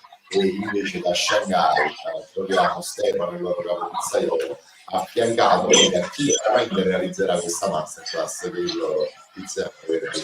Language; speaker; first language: Italian; native; Italian